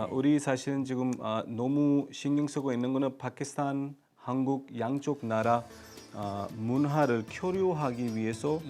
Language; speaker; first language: Korean; non-native, fluent; Urdu